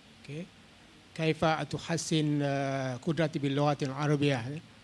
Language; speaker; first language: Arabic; non-native, fluent; Malay